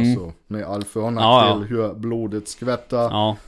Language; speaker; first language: Swedish; non-native, fluent; German